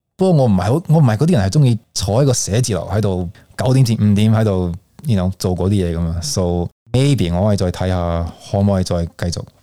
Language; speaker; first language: Cantonese; early bilingual, heritage; Cantonese